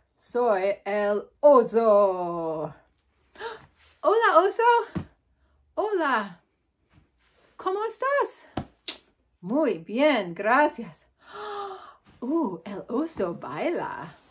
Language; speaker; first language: Spanish; non-native, fluent; English